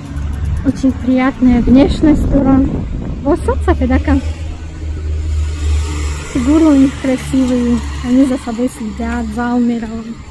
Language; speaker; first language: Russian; non-native, local second language; Tajik